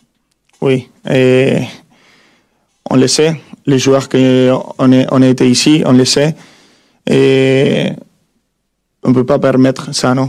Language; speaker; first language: French; non-native, fluent; Spanish